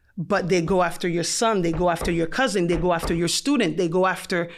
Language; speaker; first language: English; non-native, fluent; French